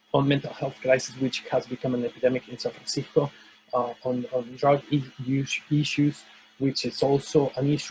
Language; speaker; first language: English; non-native, fluent; Spanish